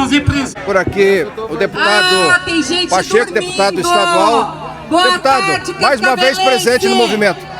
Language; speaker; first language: Portuguese; native; Portuguese